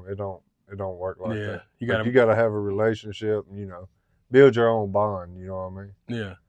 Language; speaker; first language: English; native; English